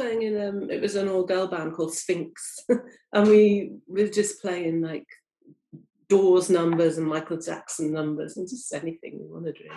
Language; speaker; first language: English; native; English